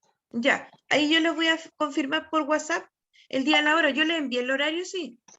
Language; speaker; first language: Spanish; native; Spanish